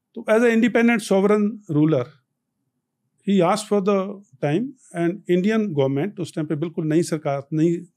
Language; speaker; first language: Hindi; non-native, local second language; Punjabi